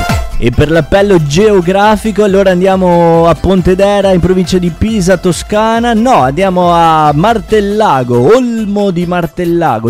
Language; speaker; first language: Italian; native; Italian